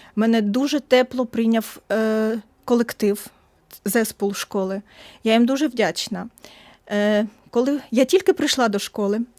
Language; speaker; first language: Ukrainian; native; Ukrainian